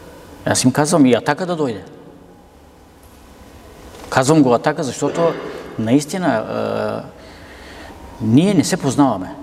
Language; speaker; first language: Bulgarian; non-native, local second language; Turkish